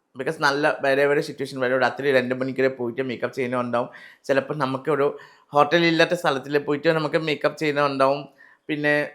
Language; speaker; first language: Malayalam; non-native, learner; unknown